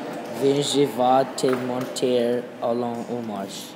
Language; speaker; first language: French; non-native, learner; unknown